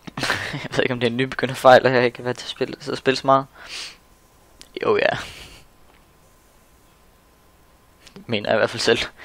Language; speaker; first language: Danish; native; Danish